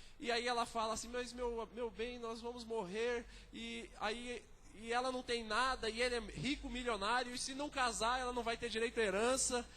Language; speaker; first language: Portuguese; native; Portuguese